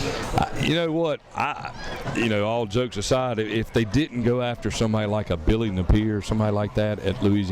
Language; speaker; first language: English; native; English